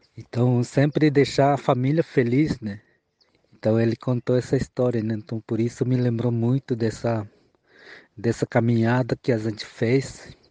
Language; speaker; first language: Portuguese; early bilingual, other home language; Guarani